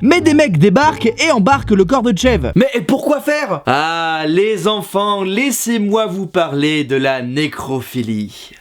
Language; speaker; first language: French; native; French